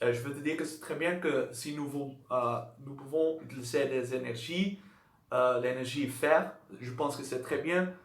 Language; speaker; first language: French; non-native, learner; Dutch